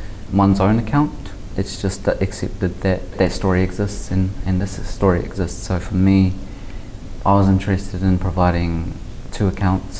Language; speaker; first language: English; native; English